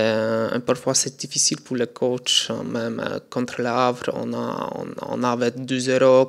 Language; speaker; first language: French; non-native, learner; Polish